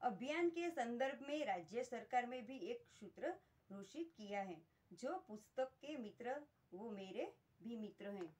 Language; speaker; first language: Hindi; non-native, local second language; Gujarati